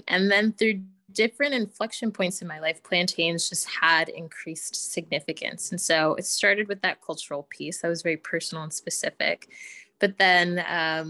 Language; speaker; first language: English; native; English